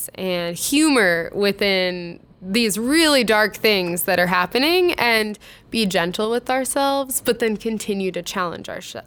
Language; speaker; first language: English; native; English